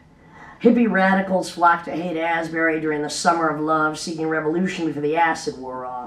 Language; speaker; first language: English; native; English